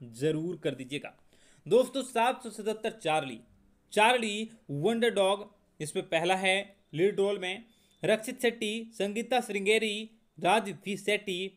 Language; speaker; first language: Hindi; native; Hindi